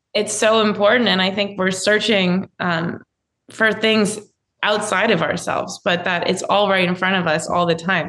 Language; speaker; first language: English; native; English